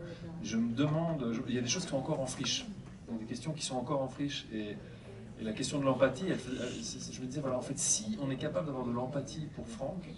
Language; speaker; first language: French; native; French